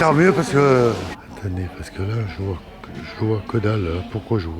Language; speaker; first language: French; native; French